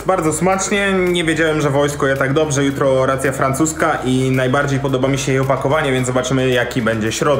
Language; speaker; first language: Polish; native; Polish